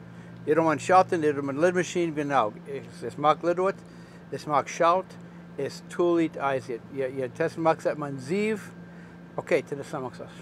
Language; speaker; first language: Latvian; early bilingual, heritage; English